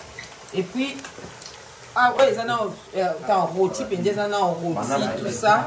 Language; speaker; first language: French; non-native, local second language; Lingala